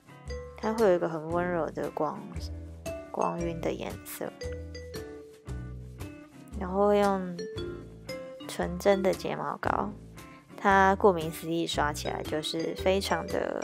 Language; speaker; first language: Chinese; native; Chinese